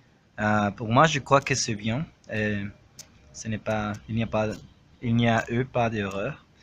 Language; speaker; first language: French; non-native, learner; Spanish